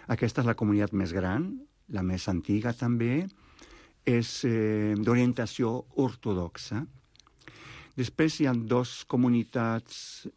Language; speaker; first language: Catalan; non-native, fluent; Spanish